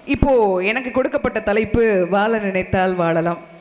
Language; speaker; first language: Tamil; non-native, local second language; Telugu